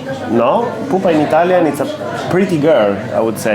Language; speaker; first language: English; non-native, fluent; Italian